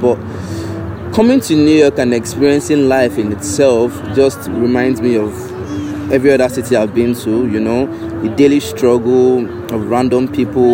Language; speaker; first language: English; non-native, local second language; Yoruba